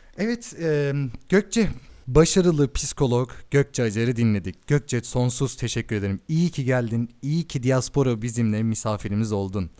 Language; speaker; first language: Turkish; early bilingual, heritage; Turkish